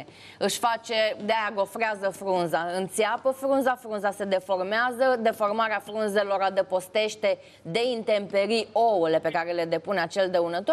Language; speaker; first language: Romanian; native; Romanian